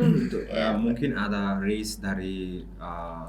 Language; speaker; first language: Indonesian; non-native, learner; Bangla